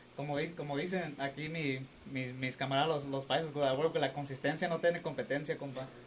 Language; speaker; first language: Spanish; early bilingual, heritage; Spanish